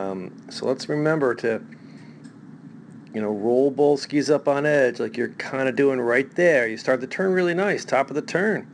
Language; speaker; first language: English; native; English